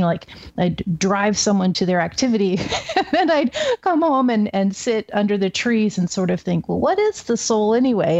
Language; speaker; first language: English; native; English